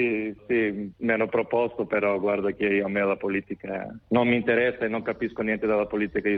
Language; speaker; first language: Italian; non-native, fluent; Macedonian